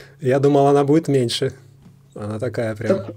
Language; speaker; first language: Russian; native; Russian